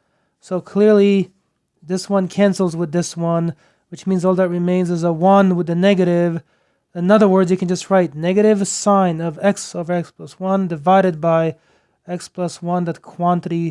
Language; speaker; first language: English; native; English